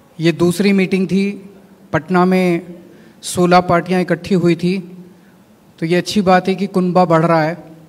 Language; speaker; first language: Hindi; native; Hindi